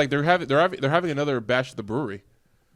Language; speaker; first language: English; native; English